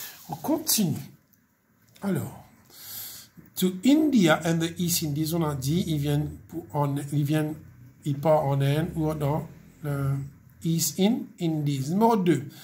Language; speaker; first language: French; non-native, local second language; Morisyen